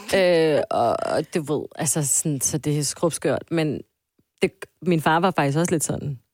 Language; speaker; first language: Danish; early bilingual, other home language; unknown